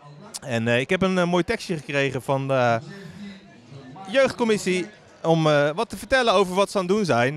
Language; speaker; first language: Dutch; native; Dutch